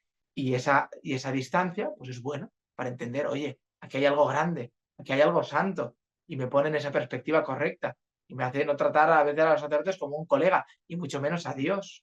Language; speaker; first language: Spanish; native; Spanish